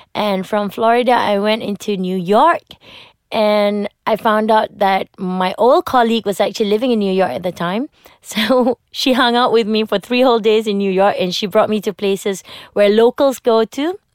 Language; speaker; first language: English; non-native, local second language; Malay